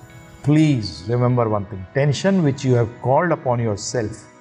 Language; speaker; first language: English; non-native, local second language; Hindi